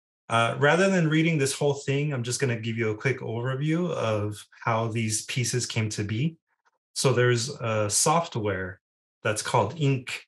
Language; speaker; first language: English; early bilingual, other home language; Spanish